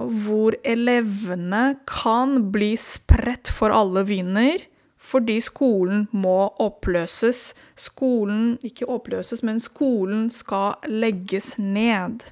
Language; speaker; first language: Norwegian; non-native, fluent; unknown